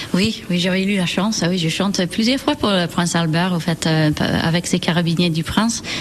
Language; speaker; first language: French; non-native, learner; English